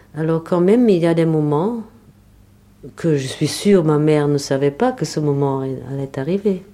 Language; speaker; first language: French; non-native, fluent; German